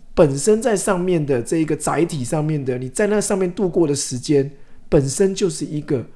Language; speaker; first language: Chinese; native; Chinese